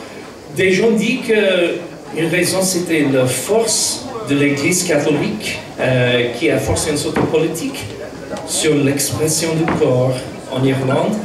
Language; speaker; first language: French; non-native, fluent; English